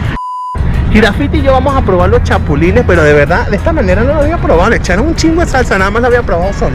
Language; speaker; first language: Spanish; native; Spanish